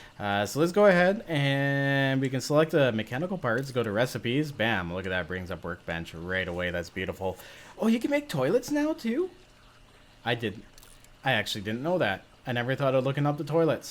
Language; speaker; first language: English; native; English